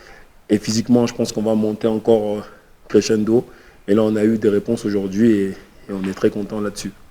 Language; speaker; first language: French; native; French